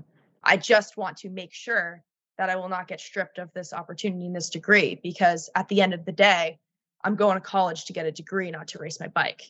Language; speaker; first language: English; native; English